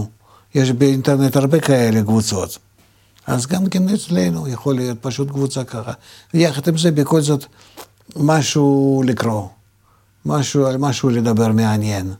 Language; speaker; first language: Hebrew; non-native, fluent; Russian